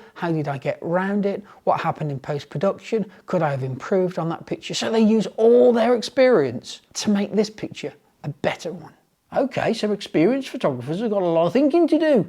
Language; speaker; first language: English; native; English